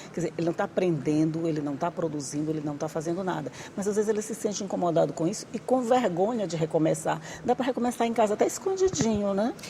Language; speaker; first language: Portuguese; native; Portuguese